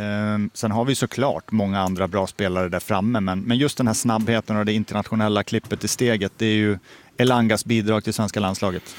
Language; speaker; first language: Swedish; native; Swedish